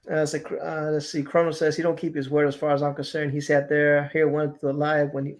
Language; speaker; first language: English; non-native, fluent; Spanish